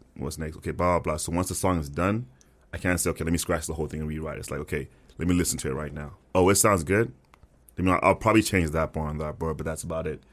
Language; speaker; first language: English; non-native, local second language; Tswana